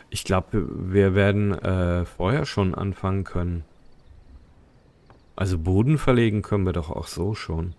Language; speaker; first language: German; native; German